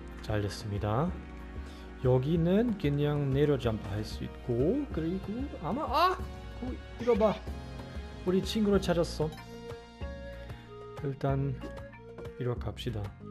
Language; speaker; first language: Korean; non-native, fluent; German